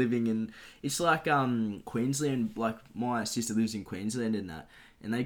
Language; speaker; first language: English; native; English